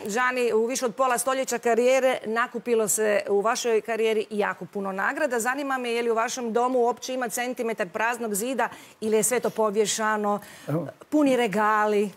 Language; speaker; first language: Croatian; native; Croatian